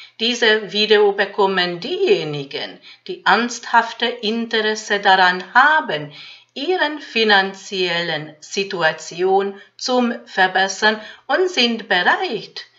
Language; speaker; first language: German; non-native, fluent; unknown